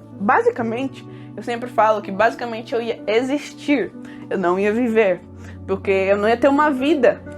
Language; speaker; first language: Portuguese; early bilingual, heritage; Portuguese